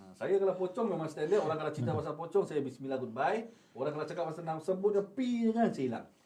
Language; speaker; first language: Malay; native; Malay